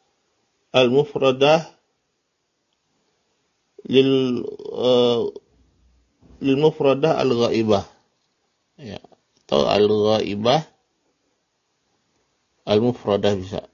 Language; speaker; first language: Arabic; non-native, fluent; Indonesian